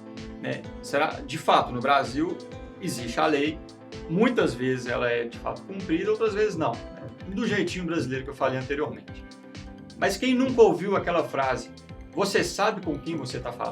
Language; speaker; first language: Portuguese; native; Portuguese